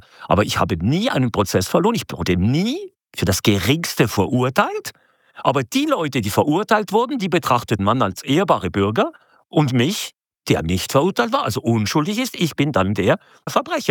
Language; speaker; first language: German; native; German